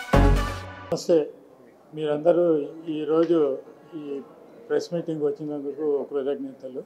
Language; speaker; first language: Telugu; native; Telugu